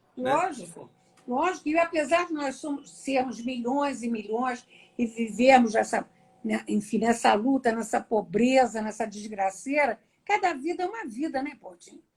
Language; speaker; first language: Portuguese; native; Portuguese